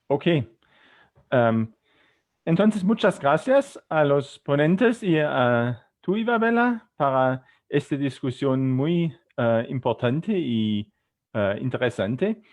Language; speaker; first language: Spanish; non-native, fluent; German